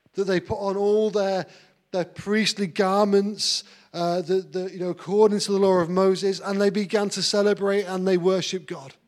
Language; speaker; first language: English; native; English